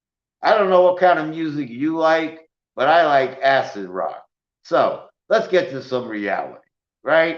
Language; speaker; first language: English; native; English